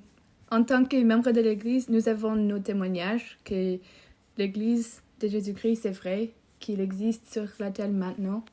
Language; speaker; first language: French; non-native, learner; English